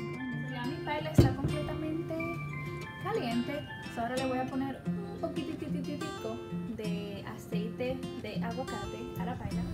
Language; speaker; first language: Spanish; early bilingual, heritage; Spanish